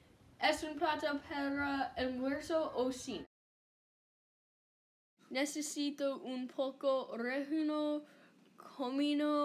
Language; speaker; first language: Spanish; non-native, learner; English